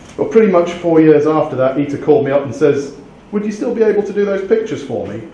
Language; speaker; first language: English; native; English